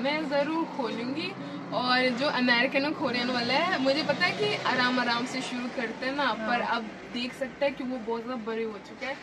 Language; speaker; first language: Hindi; non-native, learner; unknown